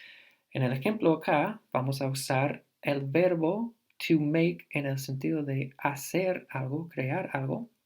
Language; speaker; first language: Spanish; non-native, fluent; English